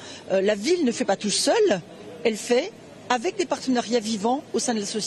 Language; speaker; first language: French; native; French